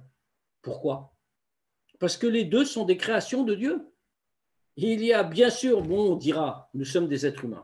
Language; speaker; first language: French; native; French